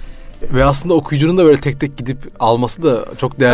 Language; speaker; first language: Turkish; native; Turkish